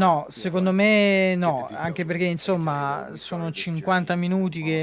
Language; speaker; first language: Italian; native; Italian